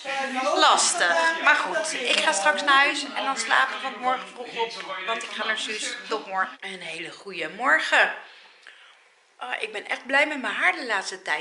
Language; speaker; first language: Dutch; native; Dutch